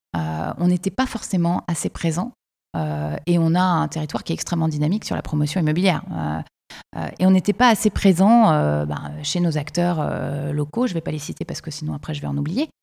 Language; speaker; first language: French; native; French